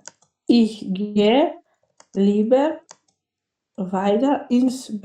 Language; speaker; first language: German; non-native, learner; Macedonian